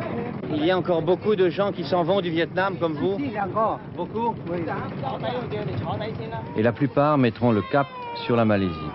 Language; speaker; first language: French; native; French